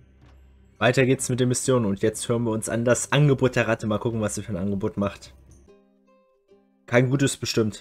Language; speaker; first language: German; native; German